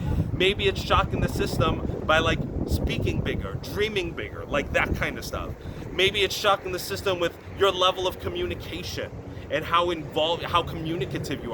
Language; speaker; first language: English; native; English